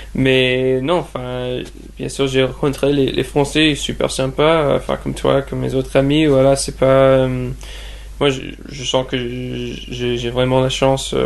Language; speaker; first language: French; non-native, fluent; English